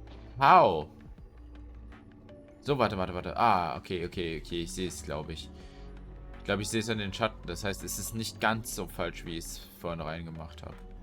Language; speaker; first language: German; native; German